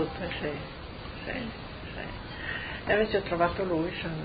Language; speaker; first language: Italian; native; Italian